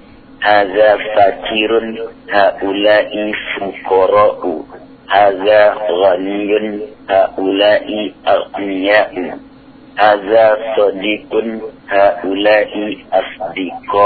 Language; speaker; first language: Arabic; non-native, learner; Indonesian